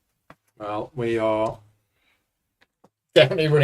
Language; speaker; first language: English; native; English